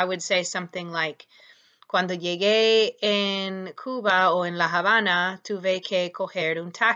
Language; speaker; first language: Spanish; non-native, fluent; English